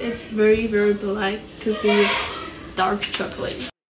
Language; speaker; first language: English; non-native, learner; French